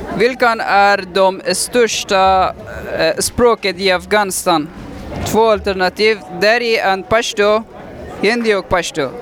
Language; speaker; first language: Swedish; non-native, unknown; Persian